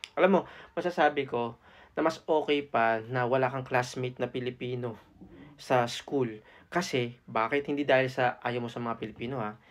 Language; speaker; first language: Filipino; native; Filipino